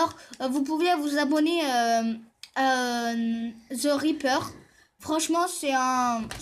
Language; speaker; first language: French; native; French